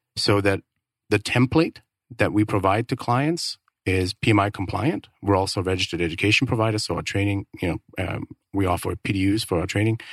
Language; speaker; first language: English; non-native, fluent; Danish